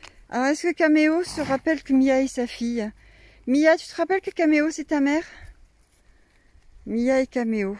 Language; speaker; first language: French; native; French